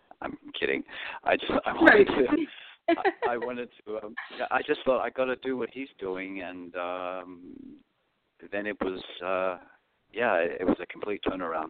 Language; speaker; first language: English; non-native, local second language; Greek